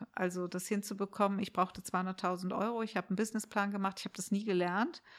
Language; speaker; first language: German; early bilingual, heritage; German